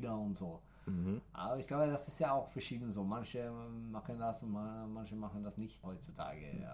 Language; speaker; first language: German; non-native, fluent; Swedish